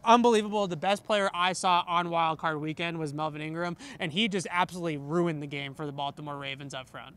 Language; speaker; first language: English; native; English